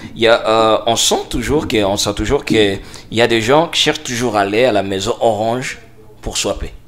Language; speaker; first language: French; non-native, local second language; Swahili